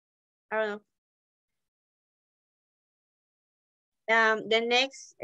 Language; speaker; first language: English; non-native, learner; Spanish